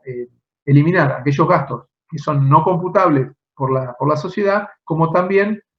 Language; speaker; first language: Spanish; native; Spanish